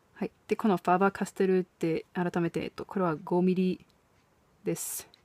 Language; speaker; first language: Japanese; non-native, fluent; English